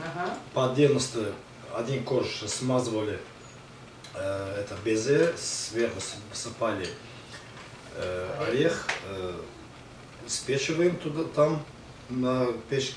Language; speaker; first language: Russian; non-native, learner; Azerbaijani